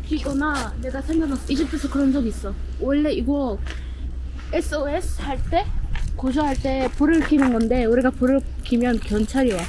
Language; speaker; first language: Korean; non-native, fluent; Arabic